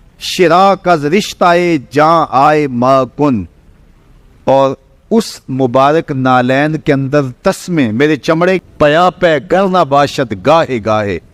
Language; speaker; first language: Urdu; non-native, local second language; Punjabi